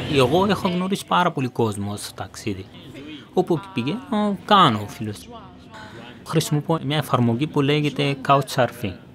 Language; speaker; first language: Greek; non-native, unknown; Persian